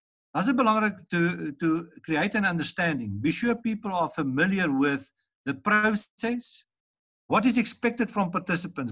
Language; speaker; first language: English; non-native, local second language; Afrikaans